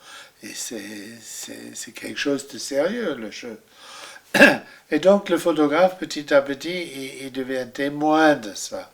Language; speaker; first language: French; non-native, fluent; German